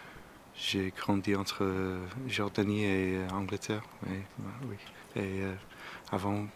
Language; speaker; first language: French; non-native, learner; English